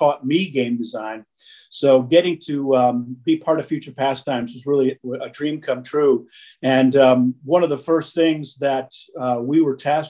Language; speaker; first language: English; native; English